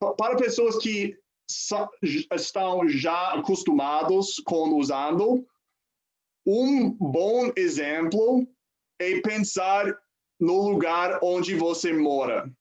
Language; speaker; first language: Portuguese; non-native, fluent; English